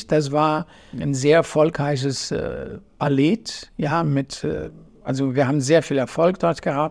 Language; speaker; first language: German; non-native, fluent; Portuguese